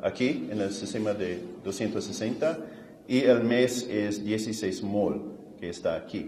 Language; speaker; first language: Spanish; non-native, fluent; English